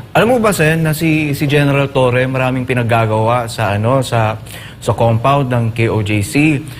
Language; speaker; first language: Filipino; non-native, local second language; Cebuano